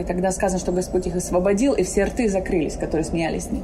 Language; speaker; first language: Russian; native; Russian